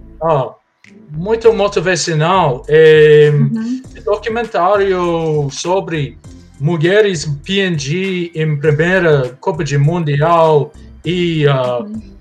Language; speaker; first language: Portuguese; non-native, learner; English